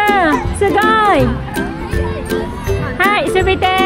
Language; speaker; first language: Japanese; non-native, fluent; Filipino